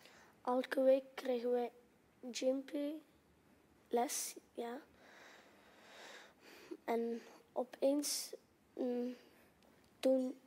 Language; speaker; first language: Dutch; non-native, learner; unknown